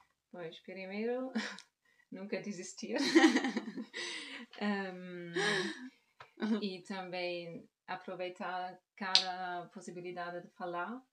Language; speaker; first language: Portuguese; non-native, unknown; German